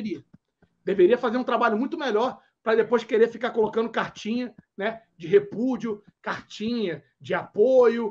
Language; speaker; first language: Portuguese; native; Portuguese